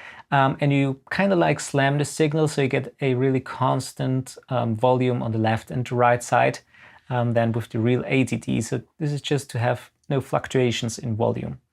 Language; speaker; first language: English; non-native, fluent; German